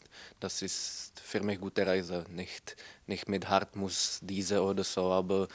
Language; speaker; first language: German; non-native, learner; Czech